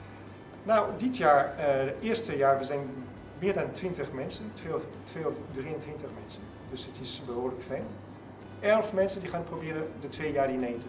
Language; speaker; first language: Dutch; non-native, fluent; French